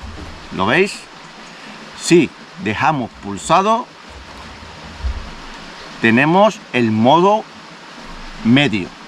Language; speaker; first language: Spanish; native; Spanish